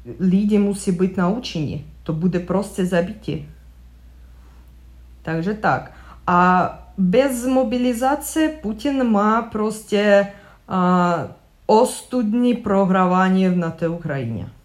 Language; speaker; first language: Czech; non-native, learner; Russian